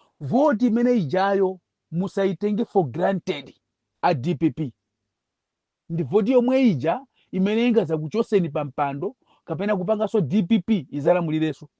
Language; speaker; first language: Nyanja; non-native, local second language; Tumbuka